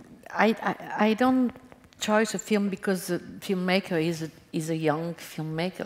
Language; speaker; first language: English; non-native, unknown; French